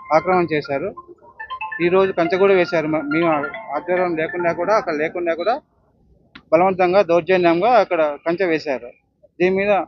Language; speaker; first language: Telugu; native; Telugu